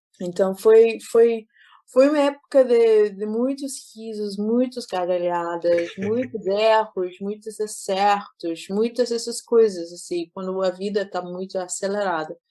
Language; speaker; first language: Portuguese; non-native, fluent; English